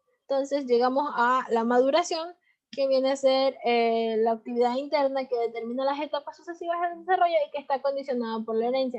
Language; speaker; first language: Spanish; native; Spanish